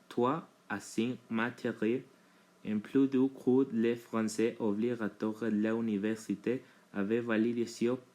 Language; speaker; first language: French; non-native, learner; Spanish